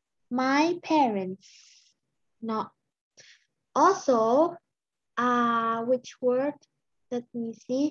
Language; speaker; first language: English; non-native, fluent; Lao